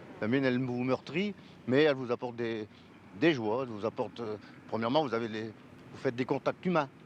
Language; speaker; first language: French; native; French